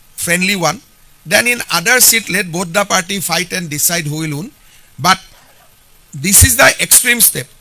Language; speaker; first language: English; non-native, local second language; Assamese